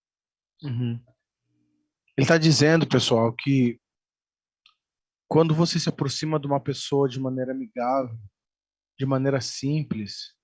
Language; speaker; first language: Portuguese; native; Portuguese